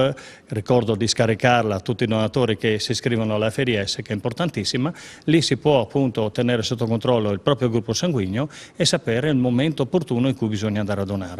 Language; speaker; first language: Italian; native; Italian